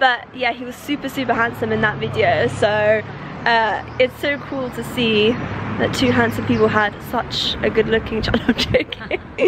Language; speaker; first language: English; early bilingual, other home language; Persian